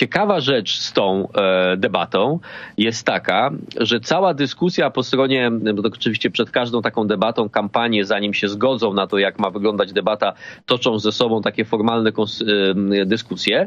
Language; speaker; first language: Polish; native; Polish